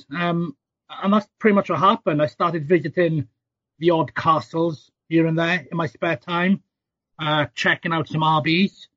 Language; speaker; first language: English; native; English